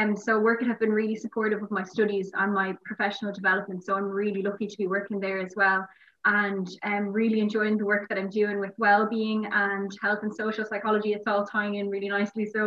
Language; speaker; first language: English; native; English